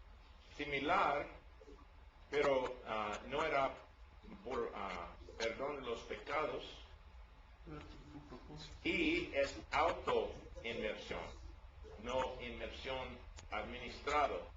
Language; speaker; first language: Spanish; non-native, learner; English